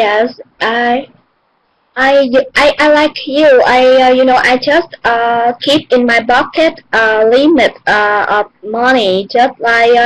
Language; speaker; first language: English; non-native, learner; Vietnamese